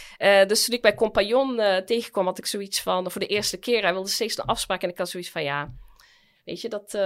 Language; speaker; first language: Dutch; early bilingual, other home language; Arabic